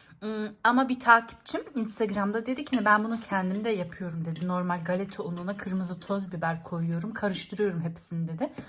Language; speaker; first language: Turkish; early bilingual, heritage; Turkish